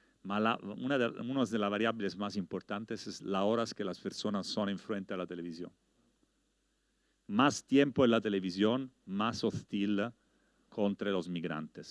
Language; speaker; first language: Spanish; non-native, learner; Italian